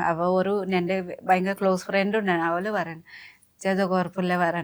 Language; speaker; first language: Malayalam; non-native, fluent; Nepali